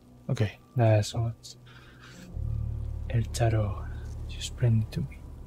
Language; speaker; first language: English; non-native, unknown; Spanish